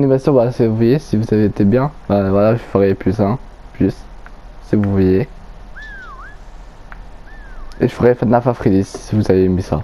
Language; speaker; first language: French; native; French